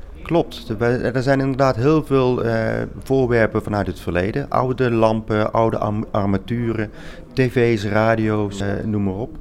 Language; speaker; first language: Dutch; native; Dutch